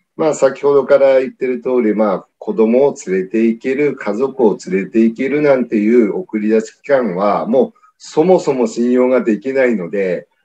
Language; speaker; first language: Japanese; native; Japanese